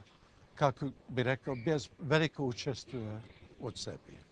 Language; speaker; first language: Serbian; early bilingual, heritage; English